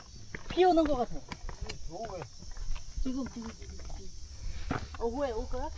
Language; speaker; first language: Korean; non-native, learner; Khmer